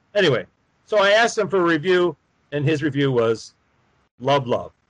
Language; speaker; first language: English; native; English